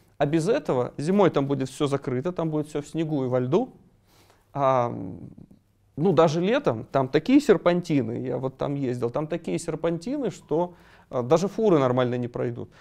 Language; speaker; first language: Russian; native; Russian